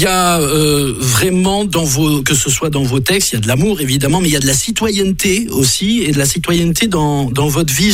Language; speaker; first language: French; native; French